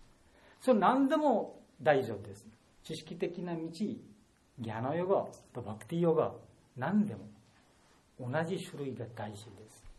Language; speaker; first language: Japanese; non-native, learner; Bangla